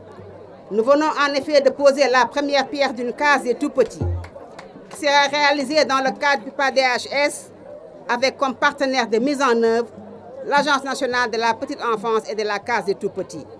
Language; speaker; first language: French; non-native, local second language; Wolof